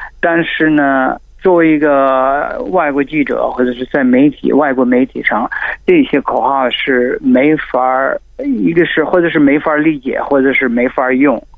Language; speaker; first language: Chinese; non-native, fluent; Filipino